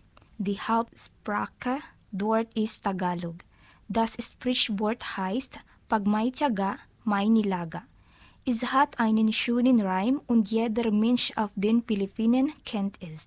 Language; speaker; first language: German; non-native, learner; Filipino